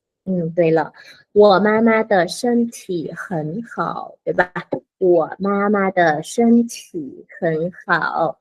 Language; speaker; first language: Chinese; non-native, fluent; Vietnamese